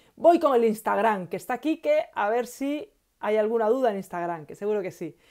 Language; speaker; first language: Spanish; native; Spanish